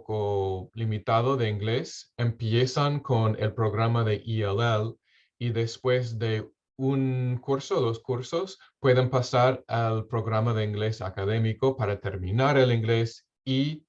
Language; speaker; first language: Spanish; non-native, fluent; English